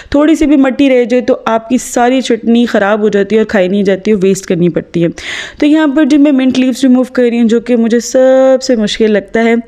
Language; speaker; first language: Urdu; native; Urdu